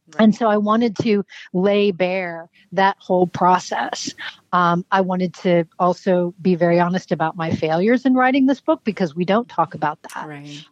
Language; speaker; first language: English; native; English